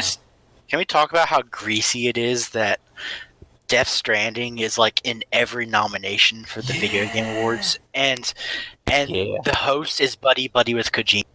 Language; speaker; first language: English; native; English